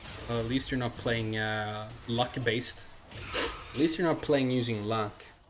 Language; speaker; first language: English; native; English